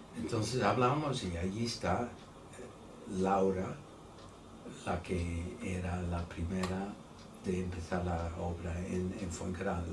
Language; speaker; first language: Spanish; non-native, fluent; Dutch